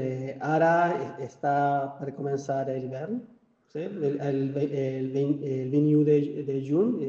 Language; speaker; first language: Catalan; non-native, fluent; Spanish